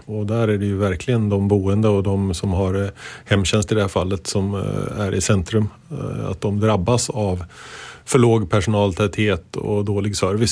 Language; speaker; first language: Swedish; native; Swedish